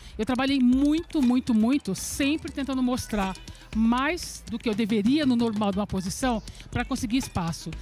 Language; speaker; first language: Portuguese; early bilingual, other home language; Serbian